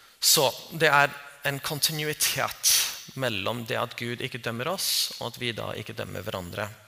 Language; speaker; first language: Norwegian; non-native, fluent; English